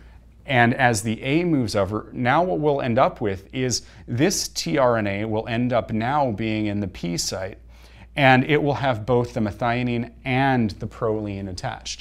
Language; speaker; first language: English; native; English